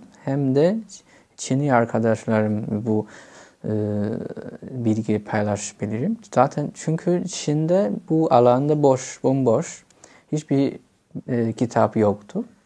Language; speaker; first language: Turkish; non-native, fluent; Chinese